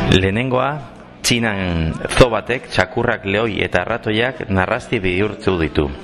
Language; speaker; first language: Basque; non-native, local second language; Spanish